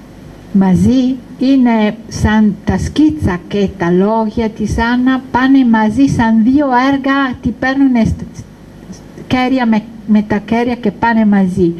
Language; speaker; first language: Greek; non-native, learner; Italian